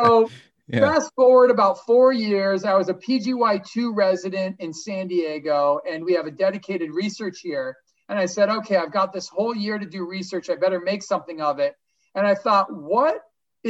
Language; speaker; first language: English; native; English